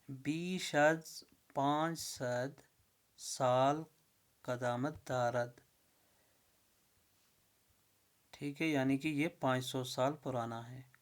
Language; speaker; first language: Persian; non-native, fluent; Urdu